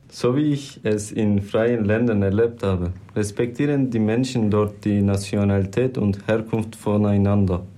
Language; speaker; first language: German; non-native, learner; Turkish